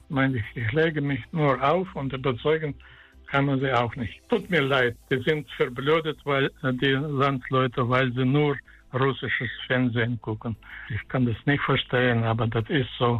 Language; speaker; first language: German; non-native, fluent; Russian